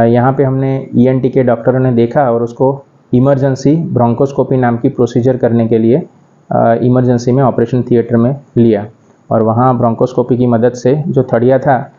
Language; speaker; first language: Hindi; non-native, local second language; Gujarati